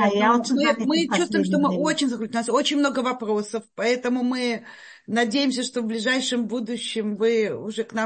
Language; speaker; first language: Russian; native; Russian